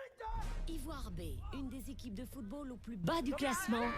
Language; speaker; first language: French; native; French